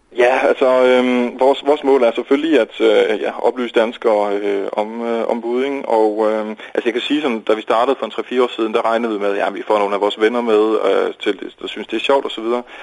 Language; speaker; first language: Danish; non-native, fluent; Dutch